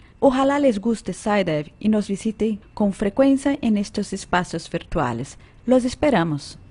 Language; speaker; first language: Spanish; non-native, fluent; Portuguese